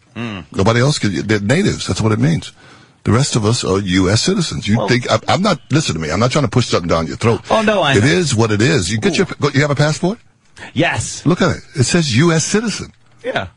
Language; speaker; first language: English; native; English